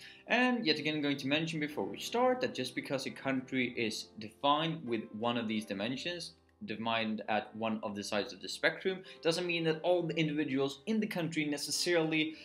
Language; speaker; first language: English; non-native, fluent; Swedish